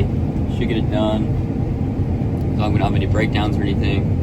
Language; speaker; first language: English; native; English